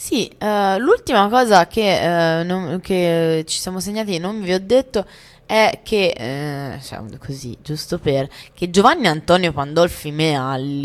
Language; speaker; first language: Italian; native; Italian